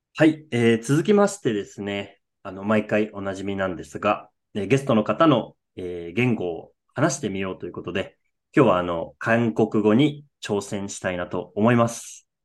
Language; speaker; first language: Japanese; native; Japanese